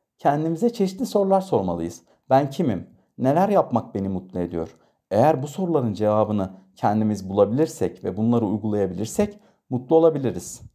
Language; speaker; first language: Turkish; native; Turkish